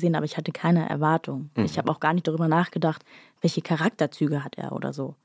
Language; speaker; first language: German; native; German